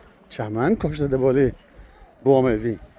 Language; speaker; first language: Persian; native; Persian